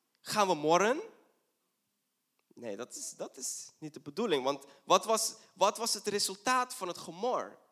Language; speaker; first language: Dutch; non-native, fluent; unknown